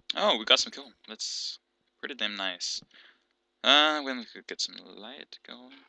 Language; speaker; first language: English; non-native, learner; Danish